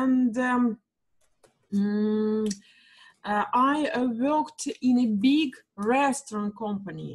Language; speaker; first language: English; non-native, learner; Russian